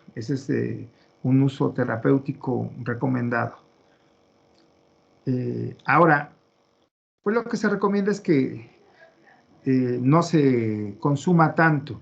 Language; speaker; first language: Spanish; native; Spanish